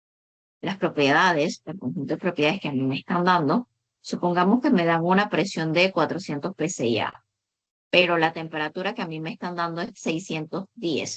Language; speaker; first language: Spanish; native; Spanish